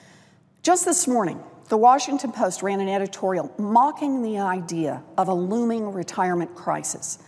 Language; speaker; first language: English; native; English